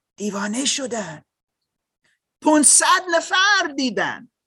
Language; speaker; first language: Persian; non-native, learner; German